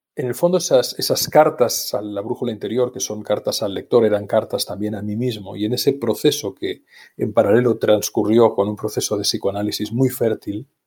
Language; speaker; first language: Spanish; native; Spanish